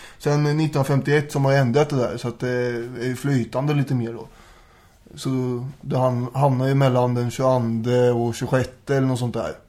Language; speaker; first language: Swedish; native; Swedish